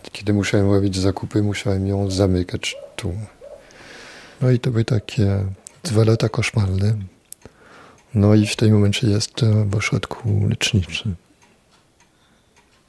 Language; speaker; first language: Polish; non-native, fluent; French